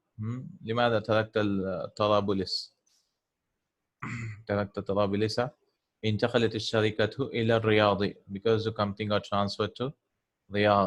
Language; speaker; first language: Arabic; non-native, fluent; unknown